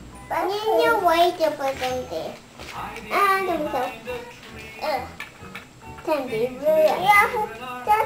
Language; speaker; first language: Chinese; early bilingual, heritage; Chinese